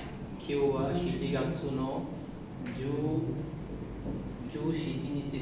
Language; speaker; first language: Japanese; non-native, learner; Bangla